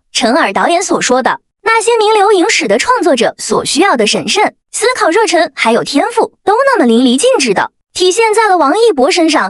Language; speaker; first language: Chinese; native; Chinese